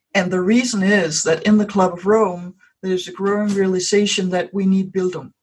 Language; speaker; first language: English; non-native, fluent; Danish